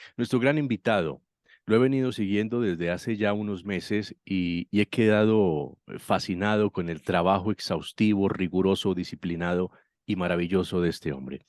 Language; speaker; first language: Spanish; native; Spanish